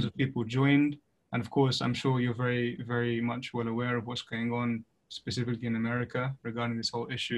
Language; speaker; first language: English; native; English